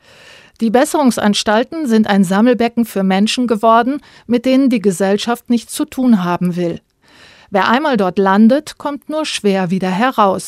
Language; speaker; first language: German; native; German